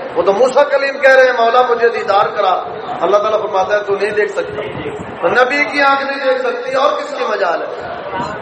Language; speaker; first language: Urdu; non-native, local second language; Punjabi